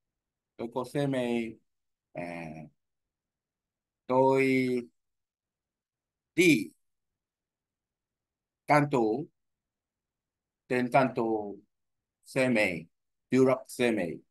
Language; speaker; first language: Vietnamese; non-native, learner; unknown